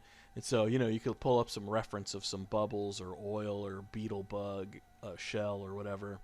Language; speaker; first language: English; native; English